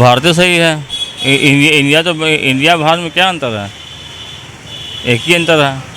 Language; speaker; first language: Hindi; non-native, local second language; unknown